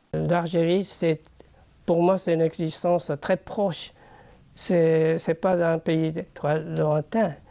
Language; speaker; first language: French; non-native, fluent; Japanese